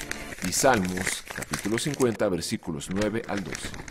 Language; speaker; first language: Spanish; native; Spanish